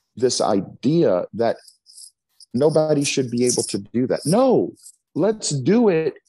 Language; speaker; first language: English; native; English